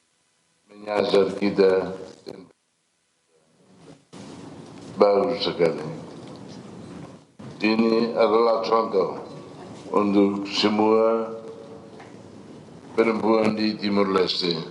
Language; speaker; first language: Indonesian; non-native, local second language; Tetum